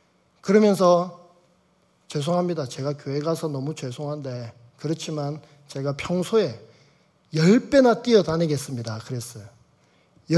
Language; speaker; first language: Korean; native; Korean